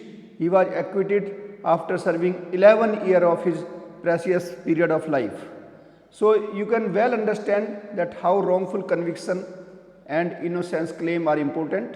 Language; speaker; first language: English; non-native, local second language; Hindi